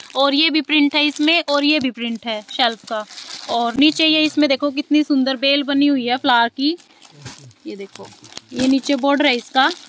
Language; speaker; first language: Hindi; native; Hindi